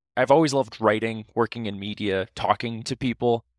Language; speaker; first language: English; native; English